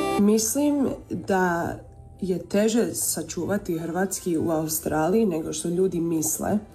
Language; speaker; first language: Croatian; early bilingual, heritage; Croatian